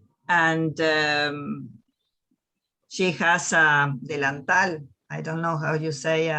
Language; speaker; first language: English; non-native, learner; Spanish